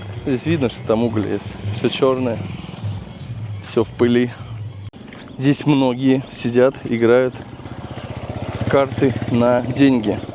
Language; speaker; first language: Russian; native; Russian